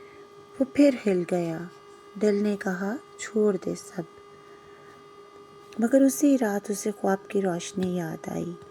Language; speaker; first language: Urdu; native; Urdu